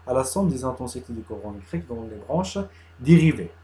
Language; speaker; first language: French; non-native, local second language; Arabic